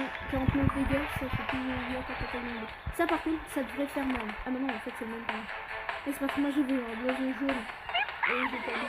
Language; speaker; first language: French; native; French